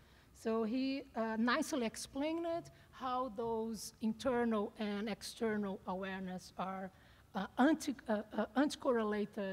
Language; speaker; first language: English; non-native, fluent; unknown